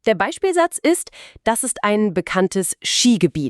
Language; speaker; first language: German; native; German